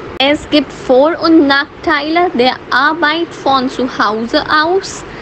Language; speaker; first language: German; non-native, fluent; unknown